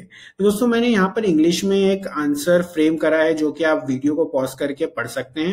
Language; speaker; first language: Hindi; native; Hindi